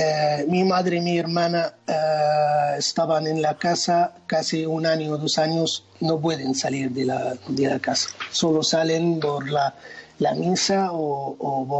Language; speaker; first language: Spanish; non-native, fluent; Arabic